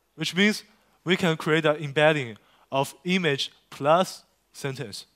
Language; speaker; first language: English; non-native, fluent; Chinese